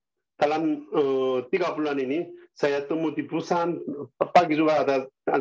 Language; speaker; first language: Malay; non-native, learner; Korean